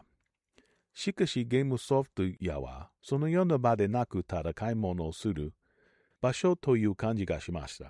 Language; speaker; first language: Japanese; non-native, learner; English